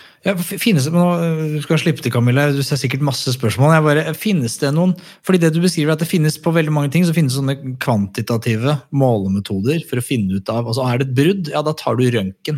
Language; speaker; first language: Norwegian; native; Norwegian